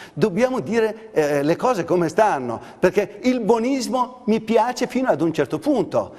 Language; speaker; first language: Italian; non-native, fluent; Persian